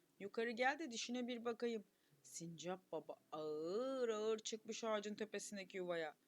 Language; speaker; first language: Turkish; native; Turkish